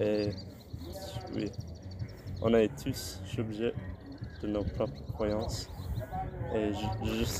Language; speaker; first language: French; non-native, fluent; English